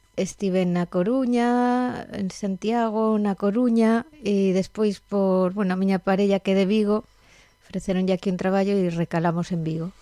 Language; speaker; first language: Galician; native; Galician